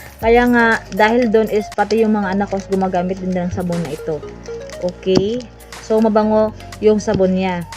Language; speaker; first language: Filipino; non-native, local second language; Cebuano